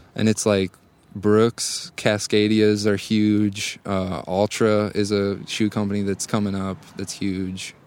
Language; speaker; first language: English; native; English